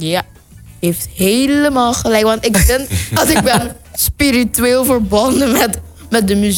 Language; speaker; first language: Dutch; non-native, local second language; Papiamento